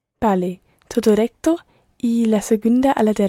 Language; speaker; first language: Spanish; non-native, learner; English